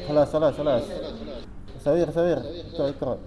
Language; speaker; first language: Arabic; non-native, fluent; Indonesian